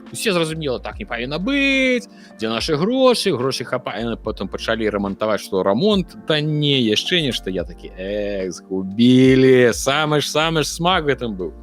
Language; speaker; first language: Belarusian; non-native, local second language; Russian